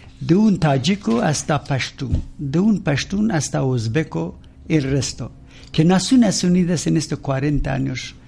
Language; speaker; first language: Spanish; non-native, learner; Persian